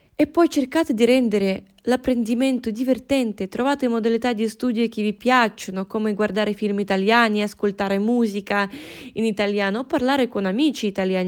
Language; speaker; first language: Italian; non-native, fluent; Russian